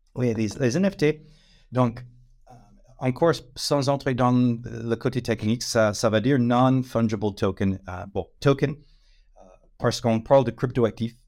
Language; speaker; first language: French; non-native, fluent; English